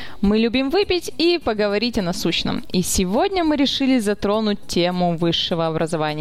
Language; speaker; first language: Russian; native; Russian